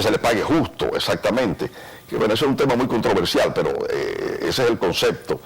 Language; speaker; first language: Spanish; native; Spanish